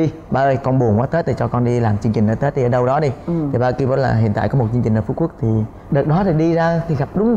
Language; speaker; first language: Vietnamese; native; Vietnamese